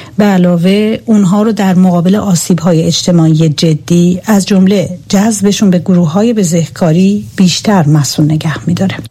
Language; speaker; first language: Persian; native; Persian